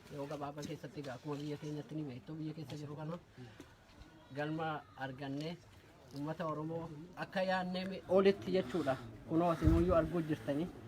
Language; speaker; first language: Oromo; native; Oromo